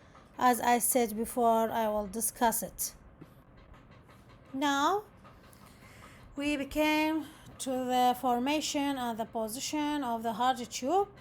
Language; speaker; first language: English; non-native, local second language; Arabic